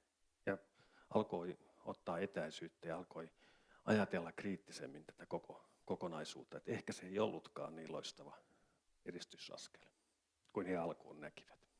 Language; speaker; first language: Finnish; native; Finnish